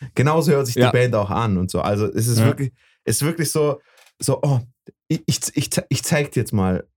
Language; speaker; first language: German; early bilingual, other home language; Bosnian